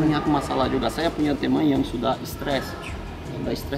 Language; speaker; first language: Indonesian; non-native, fluent; Portuguese